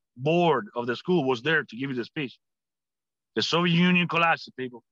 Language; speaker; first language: English; non-native, fluent; Spanish